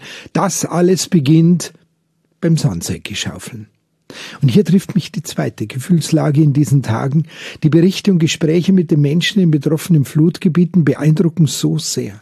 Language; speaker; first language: German; native; German